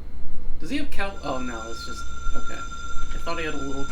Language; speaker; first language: English; native; English